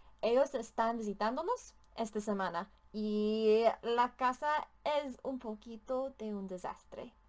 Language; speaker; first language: Spanish; non-native, learner; English